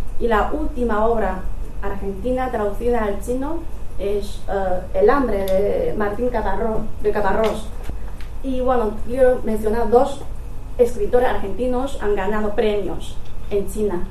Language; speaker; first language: Spanish; non-native, fluent; Chinese